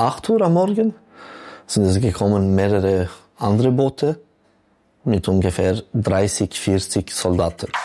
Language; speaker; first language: German; non-native, local second language; French